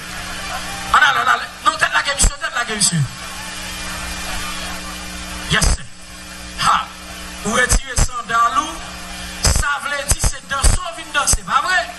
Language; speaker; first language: French; non-native, local second language; Haitian Creole